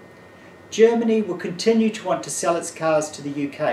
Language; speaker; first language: English; native; English